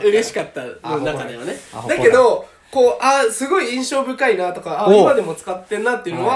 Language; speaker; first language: Japanese; native; Japanese